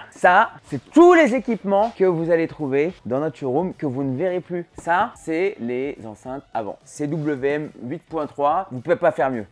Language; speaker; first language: French; native; French